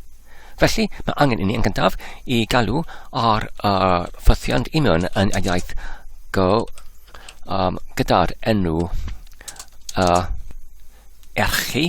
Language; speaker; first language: Welsh; non-native, learner; English